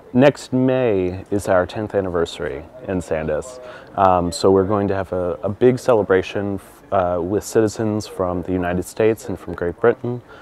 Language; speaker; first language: English; native; English